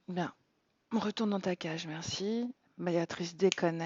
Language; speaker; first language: French; native; French